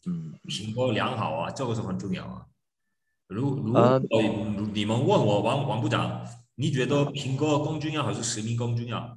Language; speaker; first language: Chinese; non-native, fluent; Korean